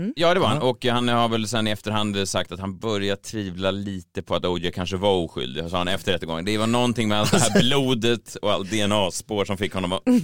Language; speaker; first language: Swedish; native; Swedish